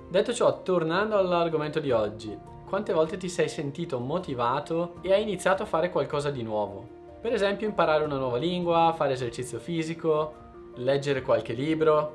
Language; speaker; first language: Italian; native; Italian